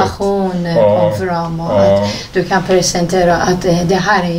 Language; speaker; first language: Swedish; non-native, fluent; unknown